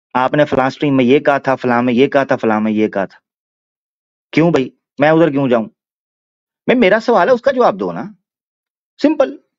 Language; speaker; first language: Urdu; non-native, local second language; Punjabi